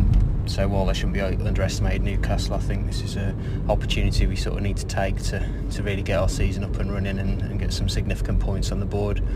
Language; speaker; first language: English; native; English